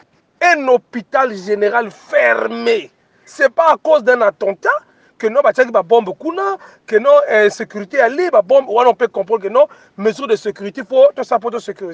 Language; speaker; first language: French; non-native, local second language; Lingala